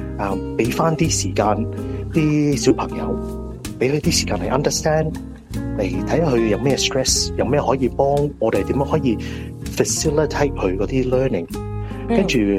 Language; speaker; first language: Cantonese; early bilingual, heritage; Cantonese